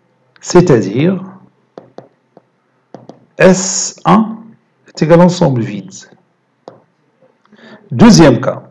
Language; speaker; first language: French; non-native, local second language; Arabic